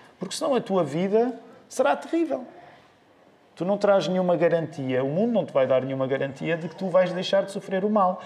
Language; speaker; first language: Portuguese; native; Portuguese